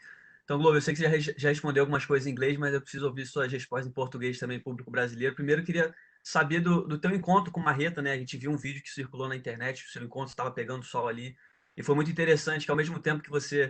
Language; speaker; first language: Portuguese; native; Portuguese